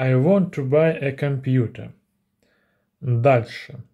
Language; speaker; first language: English; non-native, learner; Russian